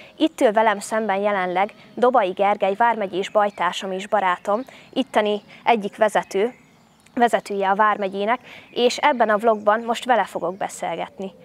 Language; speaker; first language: Hungarian; native; Hungarian